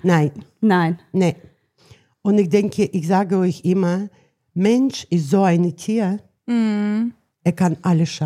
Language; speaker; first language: German; non-native, learner; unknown